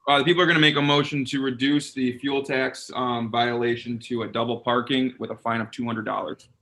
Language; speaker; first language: English; native; English